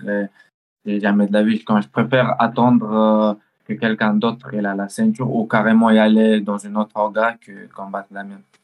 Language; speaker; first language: French; early bilingual, other home language; Chechen